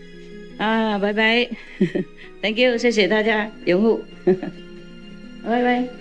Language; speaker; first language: Chinese; non-native, fluent; Vietnamese